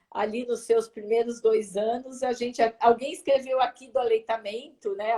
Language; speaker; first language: Portuguese; native; Portuguese